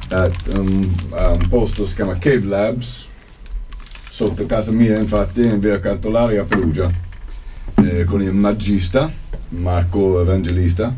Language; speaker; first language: Italian; non-native, fluent; English